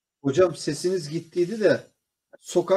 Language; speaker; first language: Turkish; native; Turkish